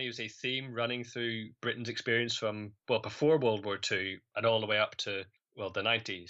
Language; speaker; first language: English; native; English